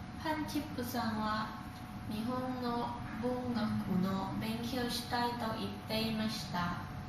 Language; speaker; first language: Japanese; non-native, fluent; Thai